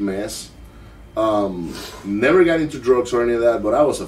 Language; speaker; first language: English; non-native, fluent; Spanish